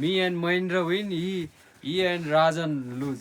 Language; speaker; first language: English; non-native, learner; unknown